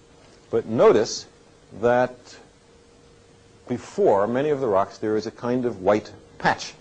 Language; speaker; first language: English; native; English